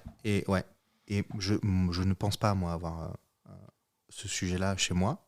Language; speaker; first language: French; native; French